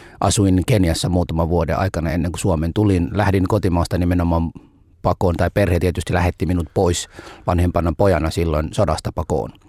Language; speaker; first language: Finnish; non-native, fluent; Somali